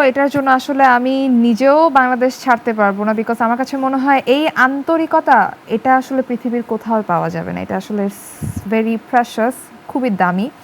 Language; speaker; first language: Bangla; native; Bangla